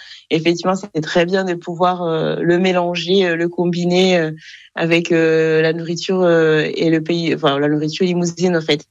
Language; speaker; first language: French; non-native, local second language; Kinyarwanda